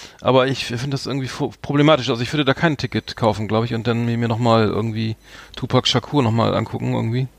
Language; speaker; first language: German; native; German